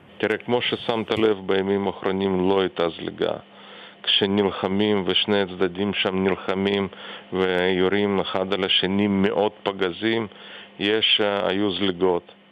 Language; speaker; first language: Hebrew; non-native, fluent; Russian